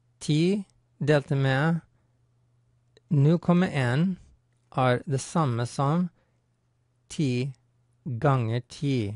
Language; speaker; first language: Norwegian; non-native, fluent; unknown